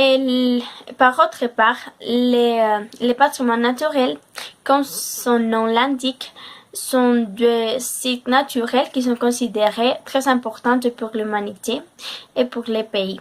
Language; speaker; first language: French; non-native, learner; Spanish